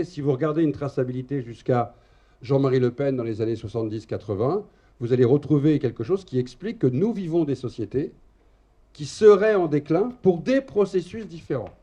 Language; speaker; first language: French; native; French